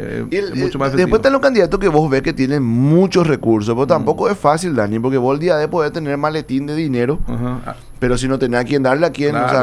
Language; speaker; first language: Spanish; native; Spanish